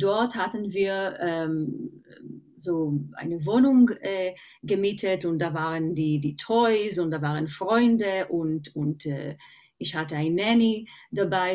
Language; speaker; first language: German; non-native, fluent; Hebrew